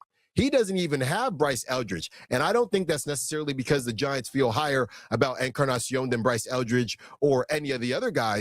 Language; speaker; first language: English; native; English